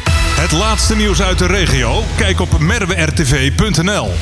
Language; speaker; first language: Dutch; native; Dutch